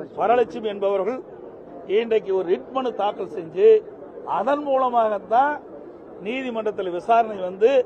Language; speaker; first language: Tamil; native; Tamil